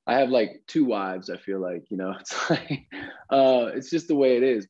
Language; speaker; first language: English; native; English